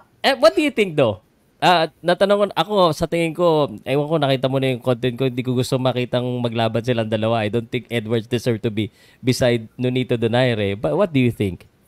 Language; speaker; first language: Filipino; native; Filipino